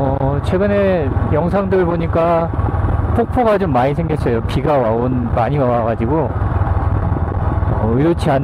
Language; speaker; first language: Korean; native; Korean